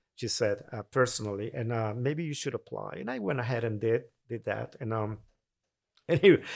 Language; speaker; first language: English; non-native, fluent; Spanish